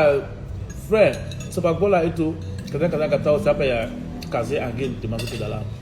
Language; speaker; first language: Indonesian; non-native, fluent; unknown